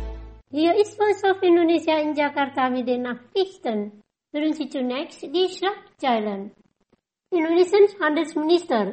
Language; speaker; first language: German; non-native, fluent; Indonesian